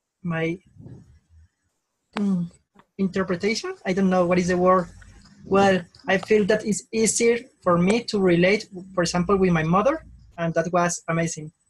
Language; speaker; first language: English; non-native, learner; Spanish